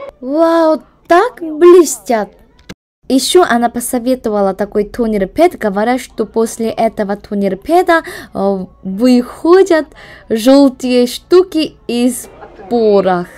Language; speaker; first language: Russian; non-native, learner; Korean